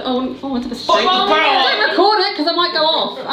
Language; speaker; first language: English; native; English